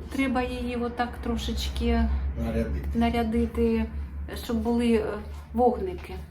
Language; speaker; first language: Ukrainian; native; Ukrainian